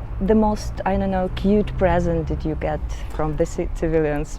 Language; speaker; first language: English; non-native, learner; Ukrainian